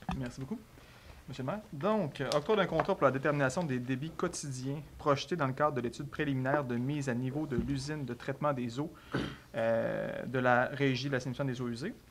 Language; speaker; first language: French; native; French